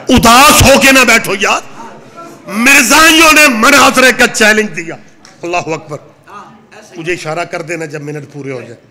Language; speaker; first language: Urdu; non-native, local second language; Punjabi